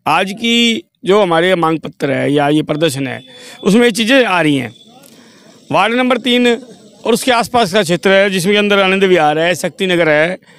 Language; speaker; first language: Hindi; native; Hindi